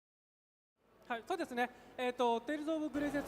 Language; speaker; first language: Japanese; native; Japanese